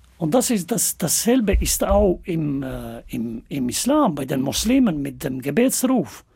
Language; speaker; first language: German; non-native, fluent; Albanian